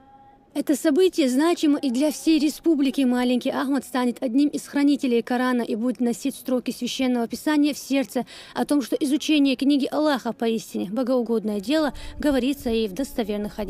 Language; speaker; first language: Russian; native; Russian